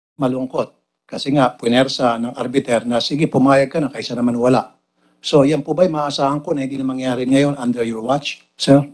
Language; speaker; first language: Filipino; native; Filipino